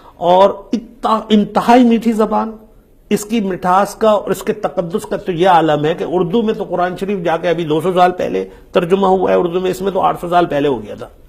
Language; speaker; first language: Urdu; native; Urdu